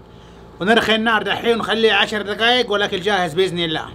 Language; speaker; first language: Arabic; native; Arabic